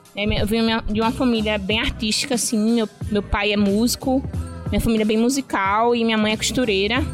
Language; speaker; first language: Portuguese; native; Portuguese